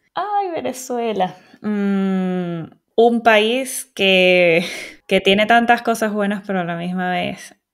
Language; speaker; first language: Spanish; native; Spanish